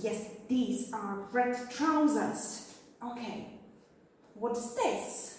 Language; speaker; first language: English; non-native, fluent; Czech